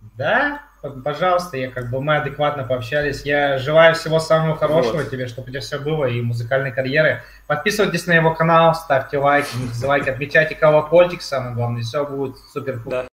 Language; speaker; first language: Russian; native; Russian